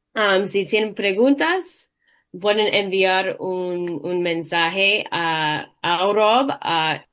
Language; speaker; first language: Spanish; early bilingual, heritage; Spanish